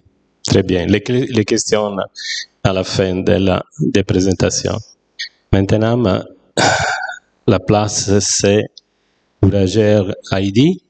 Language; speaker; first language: French; non-native, fluent; Italian